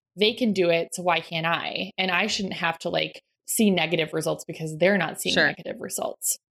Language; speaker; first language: English; native; English